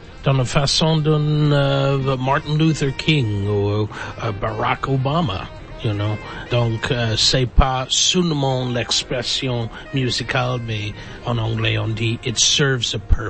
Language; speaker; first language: French; non-native, fluent; English